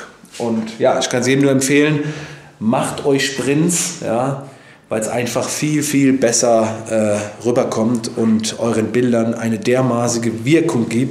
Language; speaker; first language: German; native; German